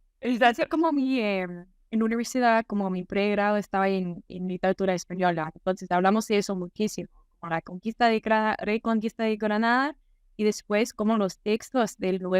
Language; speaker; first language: Spanish; non-native, fluent; English